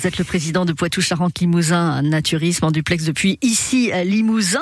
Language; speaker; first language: French; native; French